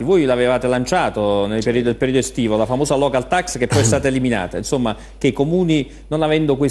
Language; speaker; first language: Italian; native; Italian